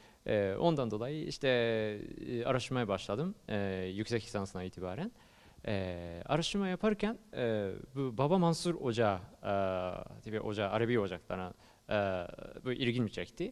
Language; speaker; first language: Turkish; non-native, fluent; Japanese